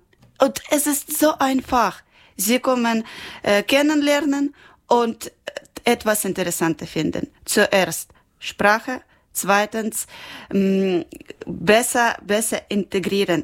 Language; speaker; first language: German; non-native, learner; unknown